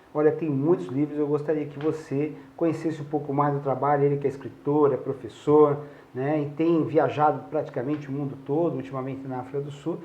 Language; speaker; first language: Portuguese; native; Portuguese